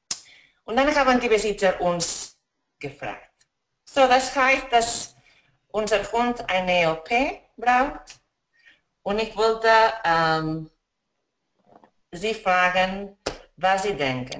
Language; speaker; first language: German; non-native, fluent; Spanish